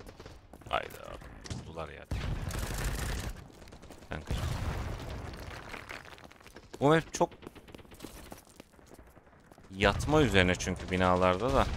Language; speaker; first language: Turkish; native; Turkish